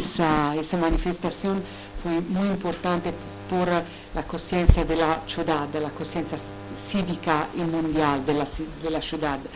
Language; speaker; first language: Spanish; non-native, learner; Italian